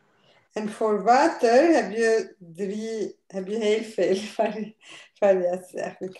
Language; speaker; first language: Dutch; non-native, fluent; Arabic